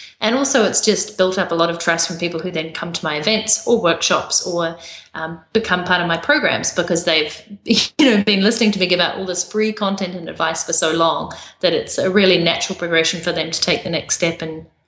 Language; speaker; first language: English; native; English